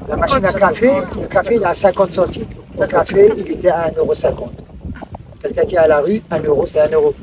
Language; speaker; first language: French; non-native, local second language; Arabic